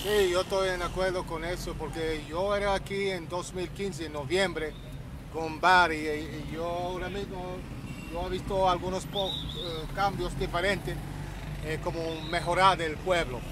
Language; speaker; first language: Spanish; non-native, learner; English